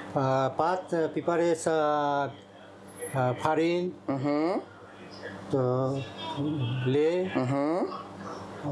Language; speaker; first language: French; non-native, learner; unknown